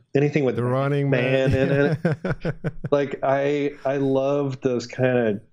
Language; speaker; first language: English; native; English